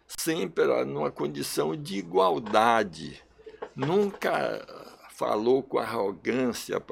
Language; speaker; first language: Portuguese; early bilingual, other home language; Russian